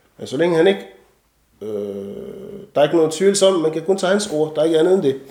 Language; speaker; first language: Danish; non-native, fluent; Arabic